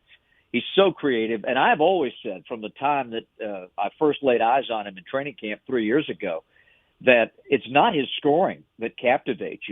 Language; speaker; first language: English; native; English